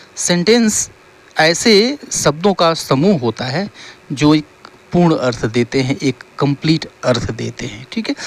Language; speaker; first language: Hindi; native; Hindi